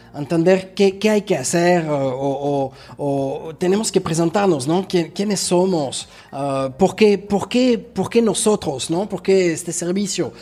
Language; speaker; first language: Spanish; non-native, fluent; French